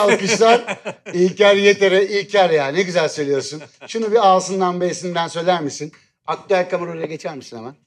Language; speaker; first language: Turkish; native; Turkish